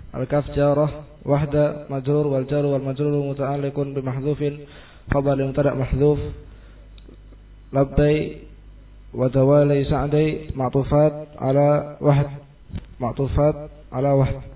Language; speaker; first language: Arabic; non-native, learner; Indonesian